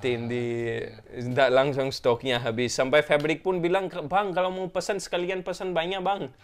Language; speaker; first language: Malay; non-native, fluent; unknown